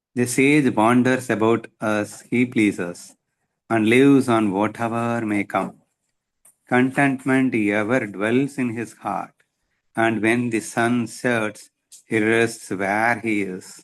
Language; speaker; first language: English; non-native, local second language; Tamil